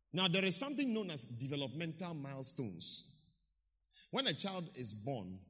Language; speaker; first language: English; non-native, local second language; Akan